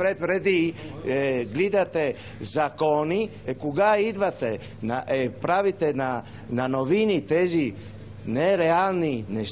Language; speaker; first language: Bulgarian; non-native, learner; Italian